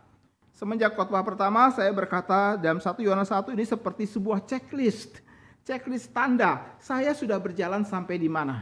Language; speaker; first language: Indonesian; native; Indonesian